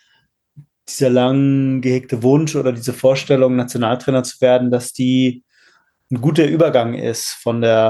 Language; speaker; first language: German; native; German